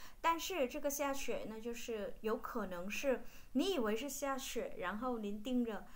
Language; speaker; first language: Chinese; non-native, fluent; Vietnamese